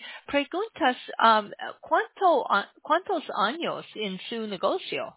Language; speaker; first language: Spanish; non-native, learner; English